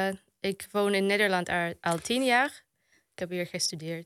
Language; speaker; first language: Dutch; non-native, fluent; Polish